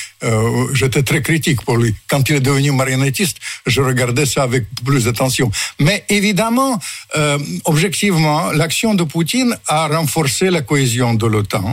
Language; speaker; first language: French; non-native, fluent; Russian